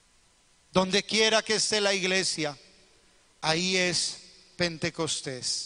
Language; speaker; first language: Spanish; native; Spanish